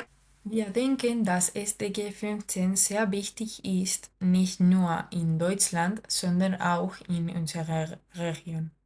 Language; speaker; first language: German; non-native, learner; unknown